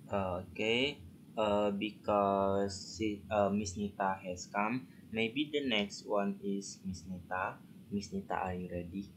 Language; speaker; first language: English; non-native, learner; Indonesian